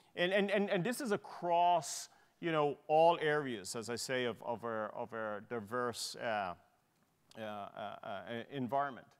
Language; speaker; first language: English; native; English